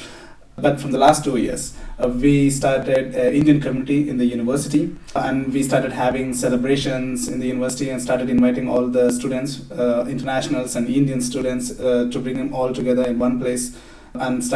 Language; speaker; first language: English; non-native, local second language; Telugu